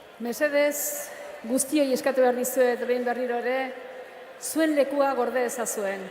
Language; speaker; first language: Basque; native; Basque